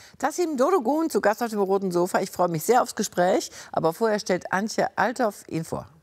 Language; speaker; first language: German; native; German